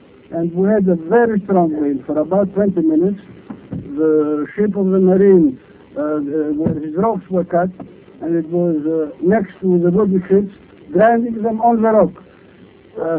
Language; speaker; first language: English; non-native, fluent; Greek